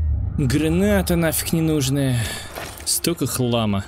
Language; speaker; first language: Russian; native; Russian